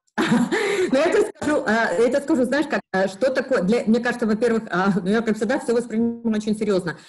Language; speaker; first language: Russian; native; Russian